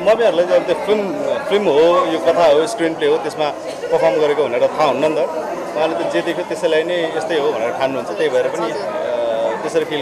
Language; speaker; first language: Nepali; native; Nepali